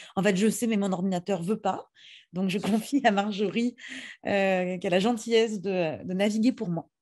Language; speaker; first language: French; native; French